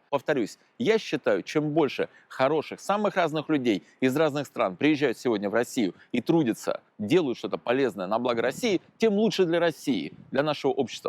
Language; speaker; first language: Russian; native; Russian